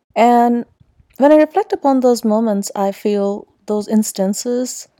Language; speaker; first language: English; non-native, local second language; Urdu